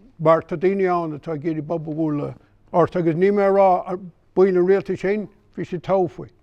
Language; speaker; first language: Irish; native; Irish